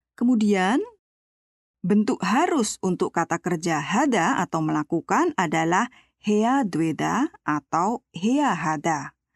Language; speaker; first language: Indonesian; native; Indonesian